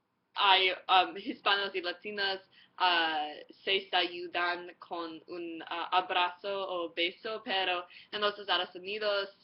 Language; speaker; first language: Spanish; non-native, learner; English